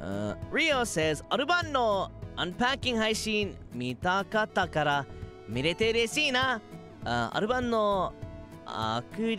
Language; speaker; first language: Japanese; non-native, learner; English